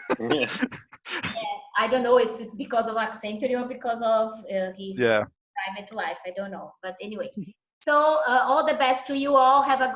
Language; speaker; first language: English; non-native, fluent; Portuguese